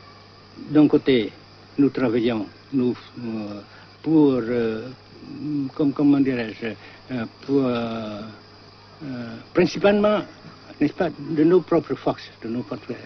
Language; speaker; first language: French; non-native, local second language; Vietnamese